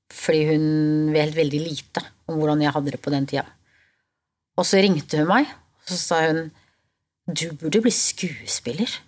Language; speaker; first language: Norwegian; early bilingual, other home language; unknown